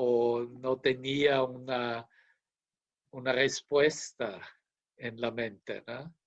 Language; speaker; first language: Spanish; non-native, fluent; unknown